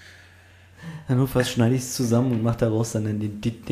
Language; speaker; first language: German; native; German